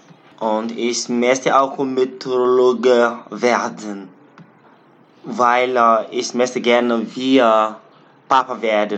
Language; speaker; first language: German; non-native, learner; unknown